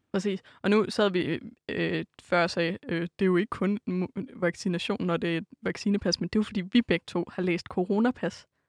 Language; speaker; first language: Danish; native; Danish